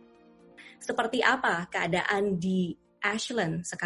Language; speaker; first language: Indonesian; native; Indonesian